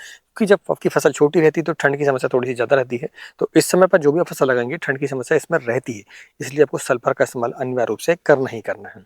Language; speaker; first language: Hindi; native; Hindi